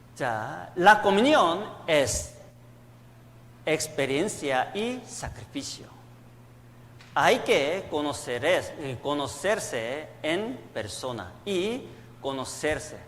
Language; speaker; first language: Spanish; non-native, learner; Korean